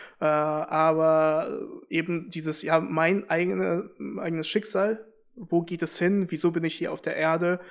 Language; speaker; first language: German; early bilingual, other home language; Russian